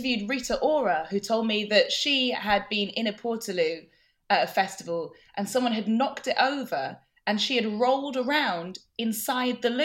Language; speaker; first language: English; native; English